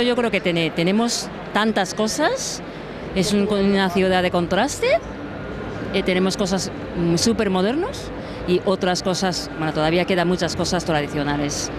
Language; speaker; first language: Spanish; non-native, fluent; Japanese